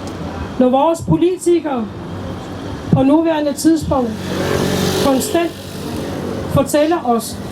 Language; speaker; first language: Danish; non-native, local second language; Kalaallisut